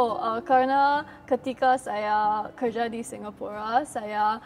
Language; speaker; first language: Indonesian; non-native, learner; Chinese